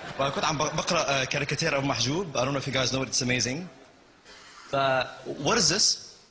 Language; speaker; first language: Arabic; non-native, local second language; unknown